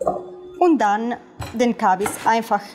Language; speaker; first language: German; non-native, fluent; Italian